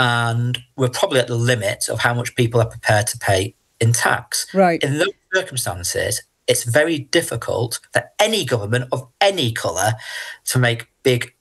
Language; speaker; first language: English; native; English